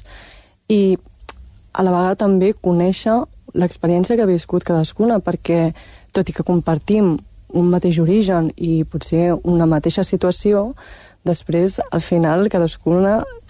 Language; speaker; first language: Catalan; early bilingual, other home language; Chinese